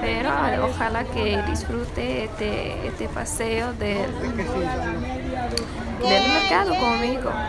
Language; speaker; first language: Spanish; non-native, fluent; English